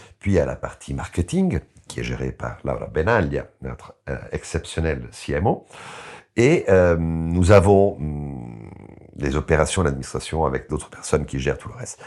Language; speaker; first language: French; non-native, fluent; Italian